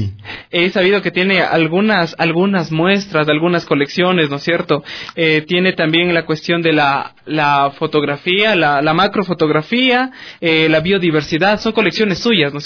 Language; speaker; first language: Spanish; native; Spanish